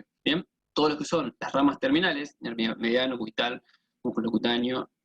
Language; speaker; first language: Spanish; native; Spanish